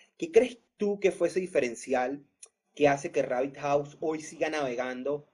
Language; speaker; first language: Spanish; native; Spanish